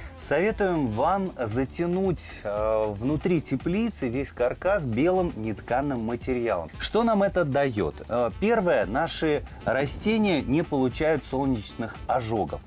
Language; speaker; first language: Russian; native; Russian